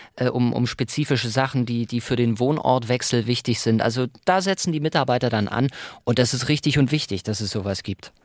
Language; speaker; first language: German; native; German